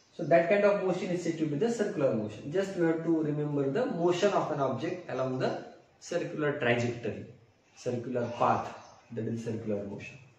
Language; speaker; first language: English; non-native, local second language; Marathi